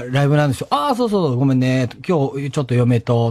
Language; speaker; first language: Japanese; native; Japanese